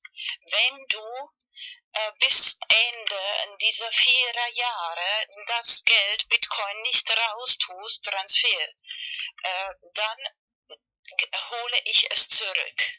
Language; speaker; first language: German; non-native, learner; Spanish